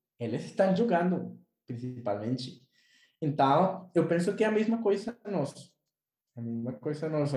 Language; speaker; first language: Portuguese; non-native, learner; Spanish